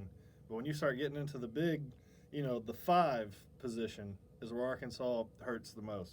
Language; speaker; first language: English; native; English